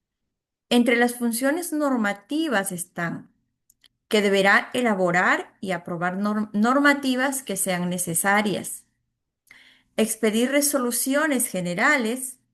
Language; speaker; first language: Spanish; native; Spanish